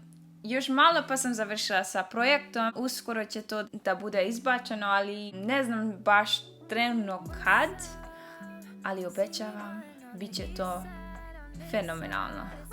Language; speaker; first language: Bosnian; early bilingual, heritage; Dutch